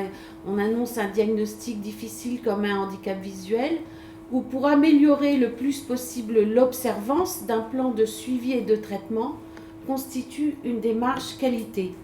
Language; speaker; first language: French; native; French